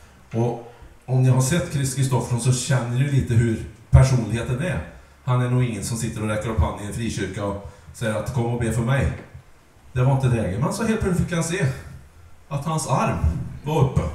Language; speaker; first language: Swedish; native; Swedish